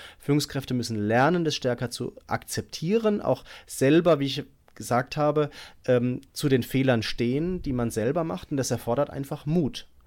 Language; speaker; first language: German; native; German